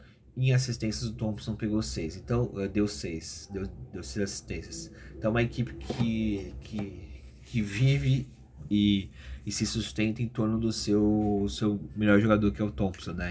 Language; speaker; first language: Portuguese; native; Portuguese